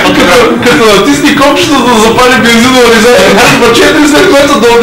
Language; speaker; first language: Bulgarian; native; Bulgarian